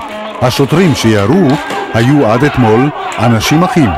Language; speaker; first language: Hebrew; native; Hebrew